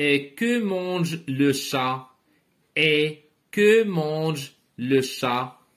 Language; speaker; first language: French; non-native, local second language; Arabic